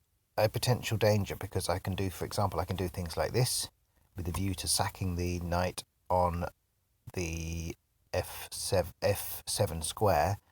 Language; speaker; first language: English; native; English